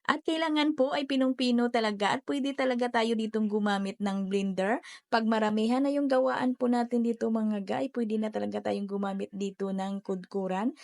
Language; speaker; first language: Filipino; non-native, local second language; Cebuano